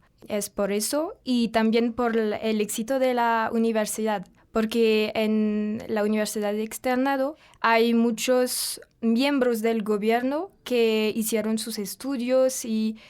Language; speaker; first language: Spanish; non-native, fluent; French